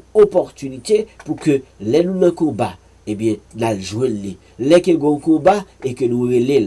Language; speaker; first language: French; non-native, learner; Haitian Creole